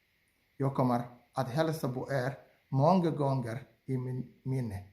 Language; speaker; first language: Swedish; non-native, learner; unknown